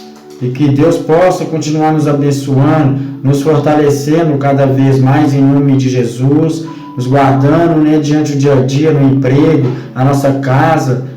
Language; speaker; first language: Portuguese; native; Portuguese